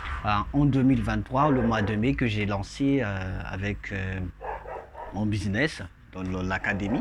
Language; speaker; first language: French; non-native, local second language; Malagasy